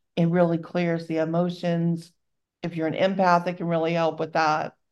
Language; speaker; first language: English; native; English